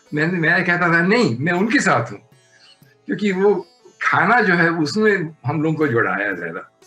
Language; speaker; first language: Hindi; native; Hindi